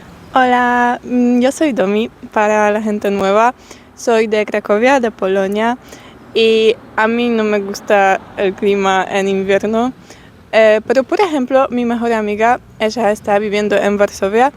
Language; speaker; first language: Spanish; non-native, learner; Polish